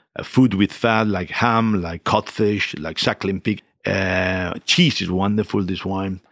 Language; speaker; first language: English; non-native, fluent; Spanish